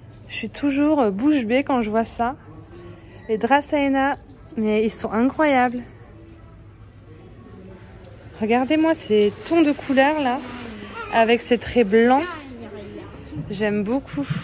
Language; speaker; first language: French; native; French